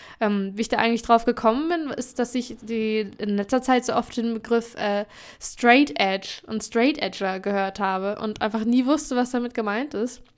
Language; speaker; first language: German; native; German